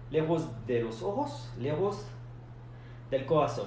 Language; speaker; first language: Spanish; non-native, fluent; French